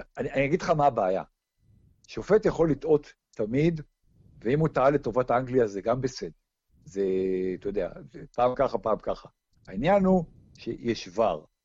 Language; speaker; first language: Hebrew; native; Hebrew